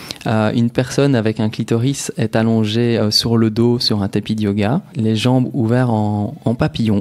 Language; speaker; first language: French; native; French